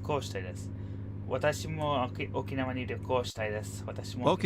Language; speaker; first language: Japanese; non-native, learner; English